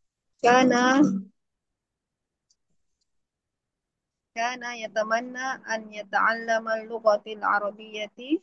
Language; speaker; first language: Arabic; non-native, learner; Indonesian